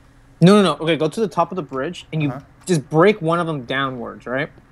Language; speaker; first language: English; native; English